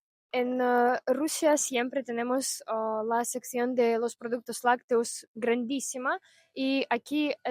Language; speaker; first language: Spanish; non-native, fluent; Russian